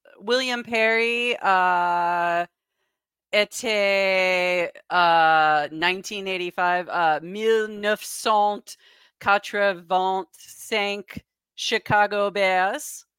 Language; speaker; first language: French; non-native, learner; English